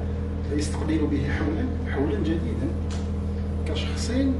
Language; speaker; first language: Arabic; native; Arabic